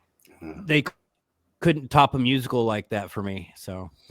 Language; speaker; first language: English; native; English